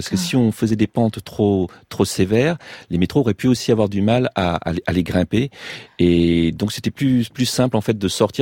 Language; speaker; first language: French; native; French